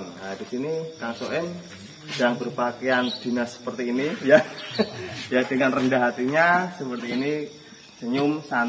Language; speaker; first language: Indonesian; native; Indonesian